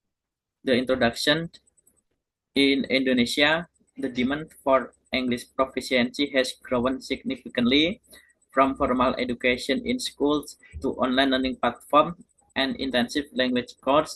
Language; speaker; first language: English; non-native, learner; Indonesian